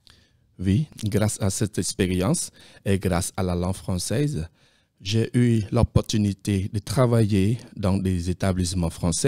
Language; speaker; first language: French; non-native, fluent; Khmer